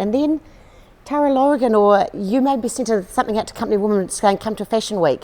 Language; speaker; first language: English; native; English